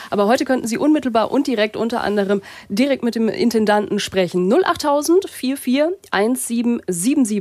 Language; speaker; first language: German; native; German